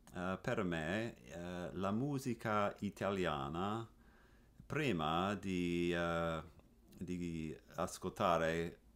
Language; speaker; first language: Italian; non-native, learner; English